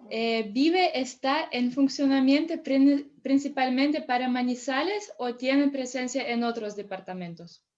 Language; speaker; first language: Spanish; non-native, fluent; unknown